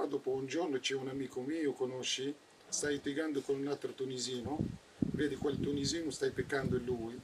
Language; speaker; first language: Italian; non-native, learner; Arabic